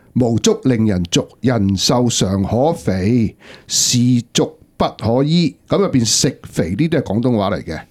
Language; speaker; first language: Cantonese; non-native, local second language; Wu Chinese